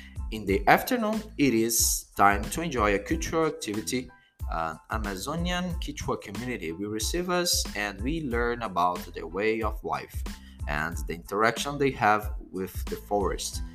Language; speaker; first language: English; non-native, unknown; Portuguese